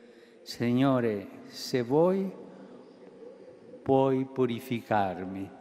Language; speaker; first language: Italian; non-native, fluent; Spanish